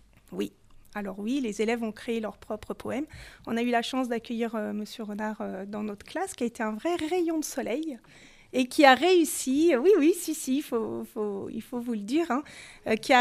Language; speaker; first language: French; native; French